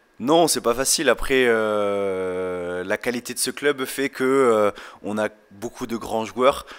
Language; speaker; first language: French; native; French